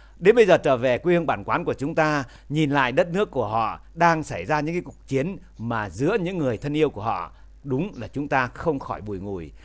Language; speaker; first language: Vietnamese; native; Vietnamese